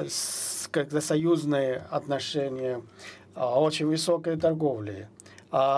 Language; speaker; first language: Russian; non-native, fluent; Chinese